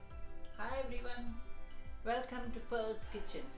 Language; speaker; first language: English; native; English